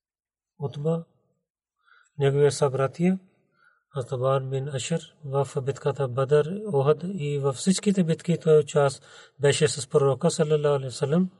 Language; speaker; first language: Bulgarian; non-native, learner; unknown